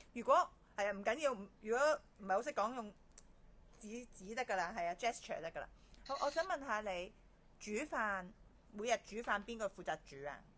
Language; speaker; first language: Cantonese; native; Cantonese